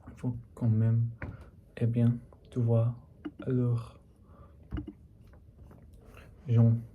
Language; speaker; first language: French; non-native, learner; English